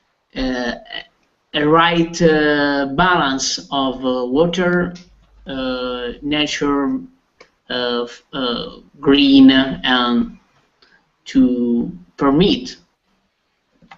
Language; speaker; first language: English; non-native, learner; Italian